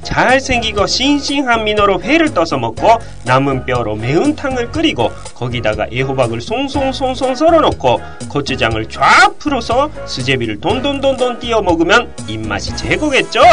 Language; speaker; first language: Korean; non-native, fluent; Japanese